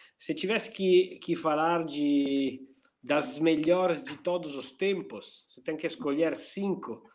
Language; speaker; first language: Portuguese; non-native, fluent; Italian